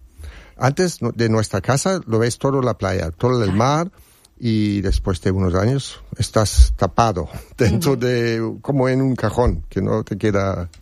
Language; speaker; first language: Spanish; non-native, learner; German